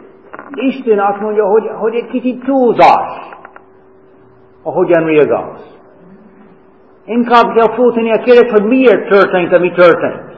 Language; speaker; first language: Hungarian; non-native, fluent; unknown